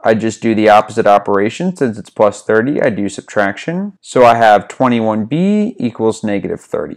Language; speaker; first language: English; native; English